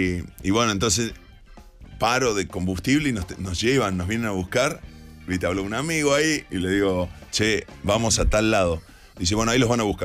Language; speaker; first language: Spanish; native; Spanish